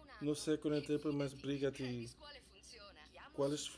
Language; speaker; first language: Portuguese; non-native, learner; English